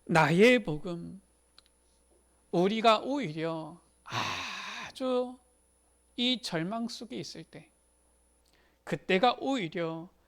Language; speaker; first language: Korean; native; Korean